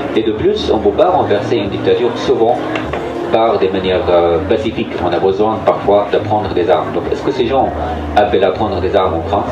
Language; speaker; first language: French; non-native, fluent; Arabic